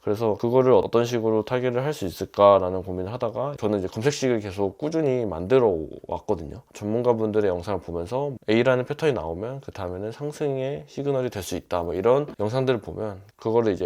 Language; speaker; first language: Korean; native; Korean